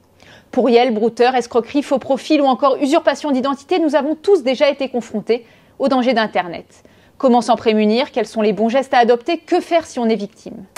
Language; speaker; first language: French; native; French